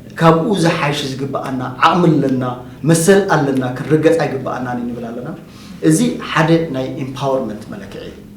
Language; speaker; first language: Tigrinya; native; Tigrinya